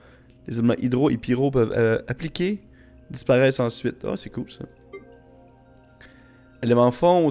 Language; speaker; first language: French; native; French